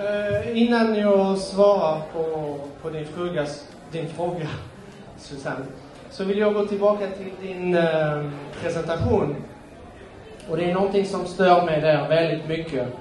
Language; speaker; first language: Swedish; non-native, fluent; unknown